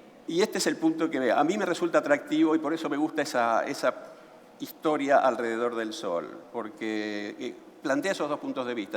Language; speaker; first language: Spanish; native; Spanish